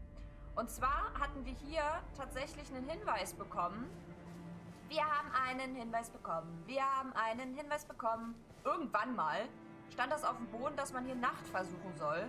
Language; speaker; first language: German; native; German